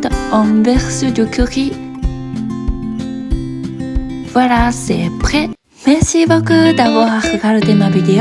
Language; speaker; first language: French; non-native, fluent; Japanese